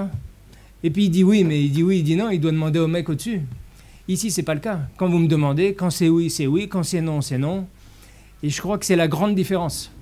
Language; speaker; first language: French; native; French